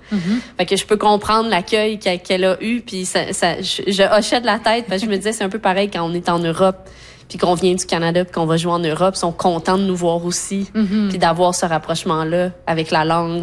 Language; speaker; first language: French; native; French